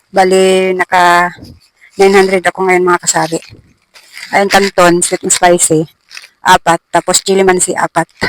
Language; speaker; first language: Filipino; non-native, local second language; Cebuano